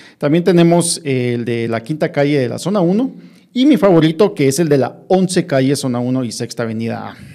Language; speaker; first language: Spanish; native; Spanish